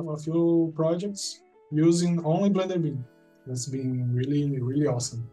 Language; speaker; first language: English; non-native, fluent; Portuguese